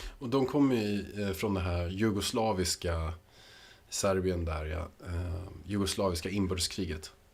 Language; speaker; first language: Swedish; native; Swedish